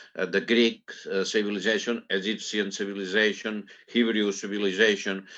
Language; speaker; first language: English; non-native, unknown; Catalan